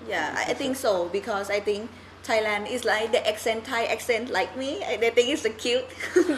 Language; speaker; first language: English; non-native, learner; Thai